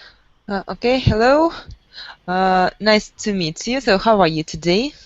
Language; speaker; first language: English; non-native, learner; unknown